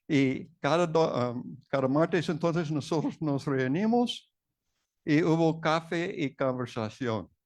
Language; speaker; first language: Spanish; non-native, fluent; English